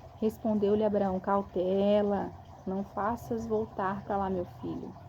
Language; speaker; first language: Portuguese; native; Portuguese